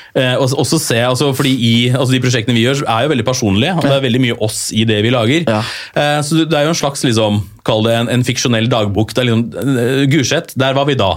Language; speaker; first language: Norwegian; native; Norwegian